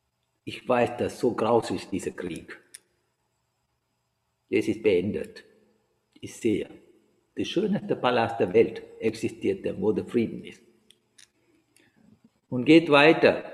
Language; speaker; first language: German; non-native, learner; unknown